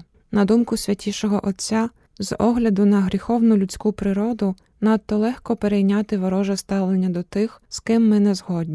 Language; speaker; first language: Ukrainian; native; Ukrainian